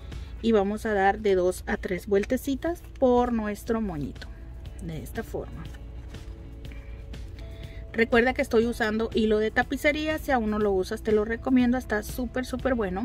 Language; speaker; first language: Spanish; native; Spanish